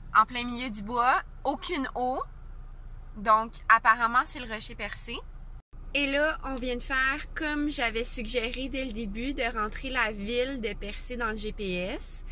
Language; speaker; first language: French; native; French